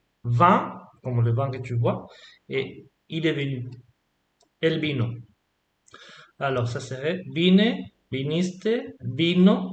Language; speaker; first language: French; non-native, fluent; Spanish